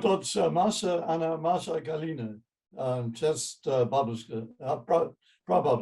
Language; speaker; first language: Russian; non-native, fluent; English